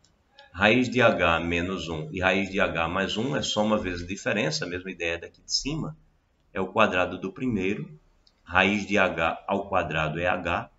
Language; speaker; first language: Portuguese; native; Portuguese